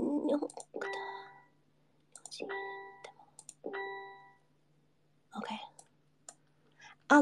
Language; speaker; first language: Japanese; non-native, learner; English